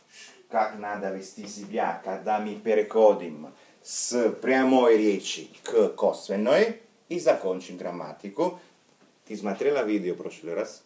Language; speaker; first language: Russian; non-native, fluent; Italian